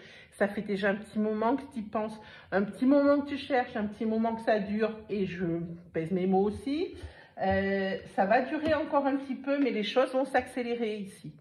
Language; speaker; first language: French; native; French